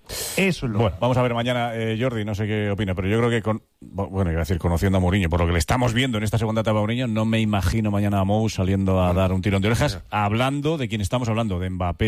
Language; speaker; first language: Spanish; native; Spanish